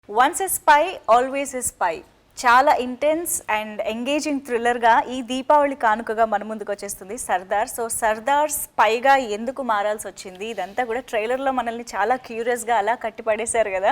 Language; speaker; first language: Telugu; native; Telugu